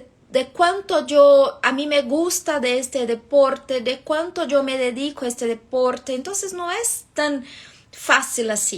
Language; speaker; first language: Spanish; non-native, fluent; Portuguese